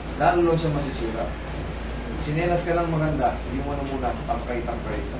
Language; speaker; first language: Filipino; native; Filipino